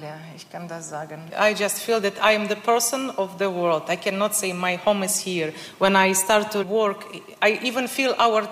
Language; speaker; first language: English; non-native, learner; Russian